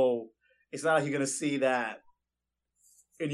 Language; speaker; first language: English; non-native, local second language; Kinyarwanda